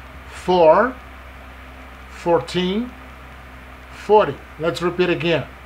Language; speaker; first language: English; non-native, fluent; Portuguese